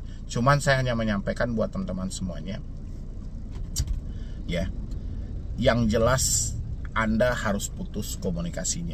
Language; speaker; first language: Indonesian; native; Indonesian